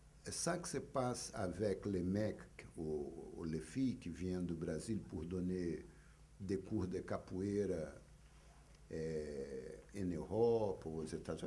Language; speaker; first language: French; non-native, fluent; Portuguese